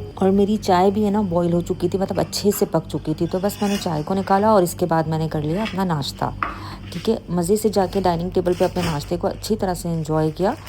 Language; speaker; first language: Urdu; native; Urdu